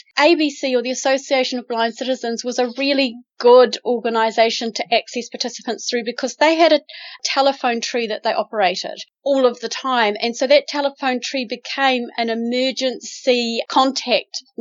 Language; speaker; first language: English; native; English